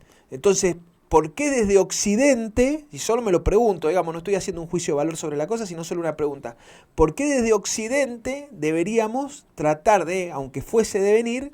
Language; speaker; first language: Spanish; native; Spanish